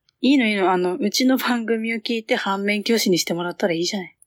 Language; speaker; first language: Japanese; native; Japanese